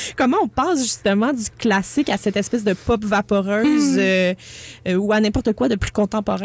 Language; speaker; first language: French; native; French